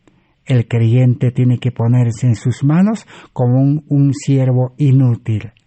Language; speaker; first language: Spanish; native; Spanish